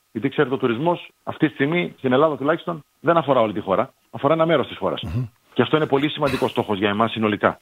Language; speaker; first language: Greek; native; Greek